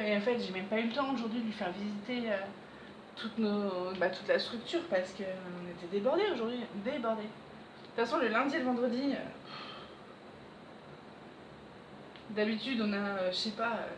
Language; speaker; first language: French; native; French